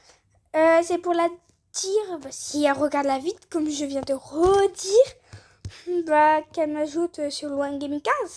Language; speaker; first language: French; native; French